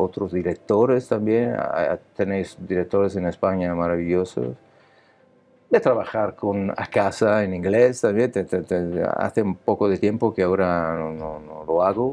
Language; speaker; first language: Spanish; non-native, learner; Italian